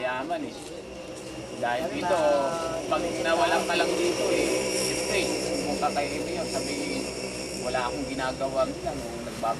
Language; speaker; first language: Filipino; non-native, local second language; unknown